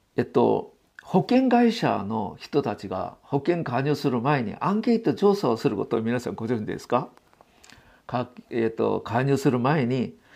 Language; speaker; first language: Japanese; non-native, fluent; Korean